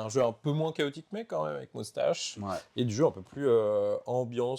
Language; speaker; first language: French; native; French